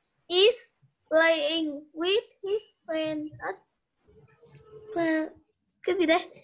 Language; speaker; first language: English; non-native, learner; Vietnamese